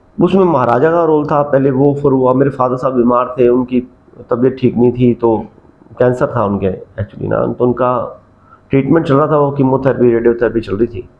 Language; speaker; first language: Hindi; non-native, local second language; Punjabi